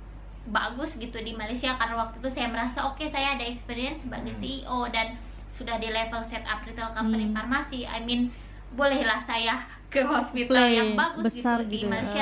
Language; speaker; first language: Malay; non-native, local second language; Sundanese